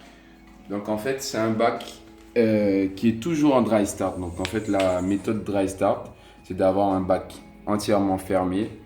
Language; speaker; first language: French; native; French